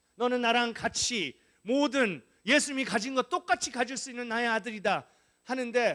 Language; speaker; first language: Korean; non-native, fluent; English